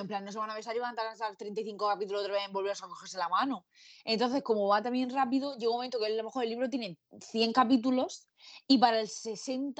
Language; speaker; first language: Spanish; native; Spanish